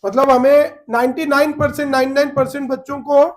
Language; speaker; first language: Hindi; non-native, local second language; Marathi